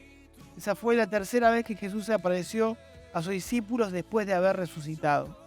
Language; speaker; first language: Spanish; native; Spanish